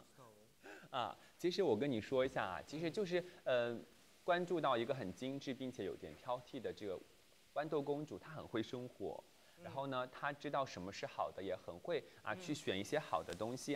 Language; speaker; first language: Chinese; native; Chinese